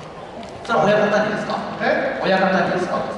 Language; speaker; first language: Japanese; native; Japanese